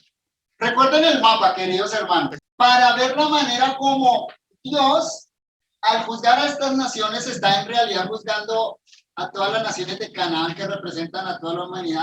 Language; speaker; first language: Spanish; native; Spanish